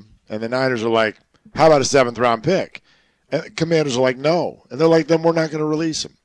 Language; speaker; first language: English; native; English